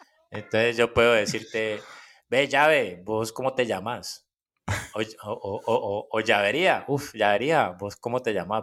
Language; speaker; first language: Spanish; native; Spanish